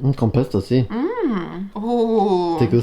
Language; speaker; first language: Spanish; non-native, learner; English